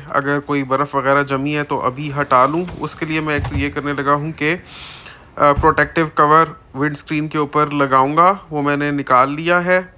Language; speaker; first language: Urdu; native; Urdu